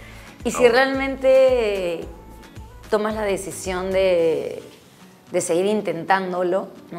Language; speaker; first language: Spanish; native; Spanish